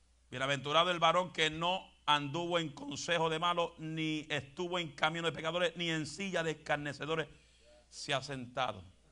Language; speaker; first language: Spanish; native; Spanish